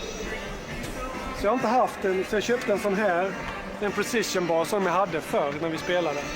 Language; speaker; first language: Swedish; native; Swedish